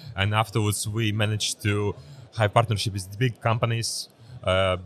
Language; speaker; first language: English; early bilingual, other home language; Uzbek